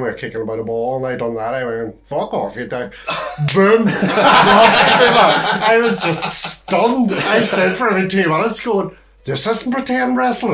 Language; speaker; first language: English; native; English